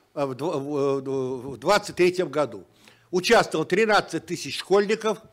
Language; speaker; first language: Russian; native; Russian